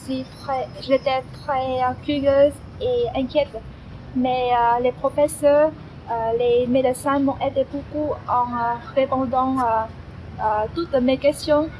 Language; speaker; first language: French; non-native, fluent; Vietnamese